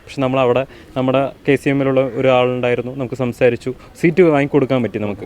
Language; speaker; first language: Malayalam; native; Malayalam